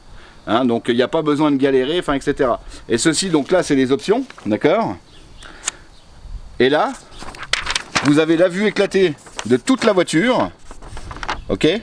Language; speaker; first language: French; native; French